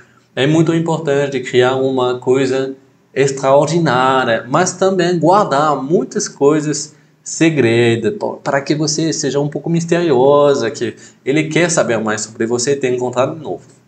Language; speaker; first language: Portuguese; non-native, fluent; French